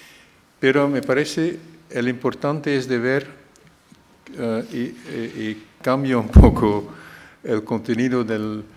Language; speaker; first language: Spanish; non-native, fluent; Dutch